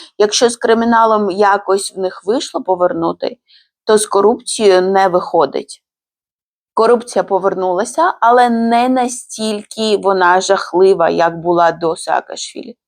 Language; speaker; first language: Ukrainian; non-native, fluent; Georgian